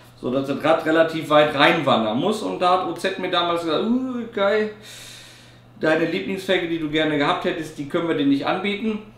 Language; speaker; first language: German; native; German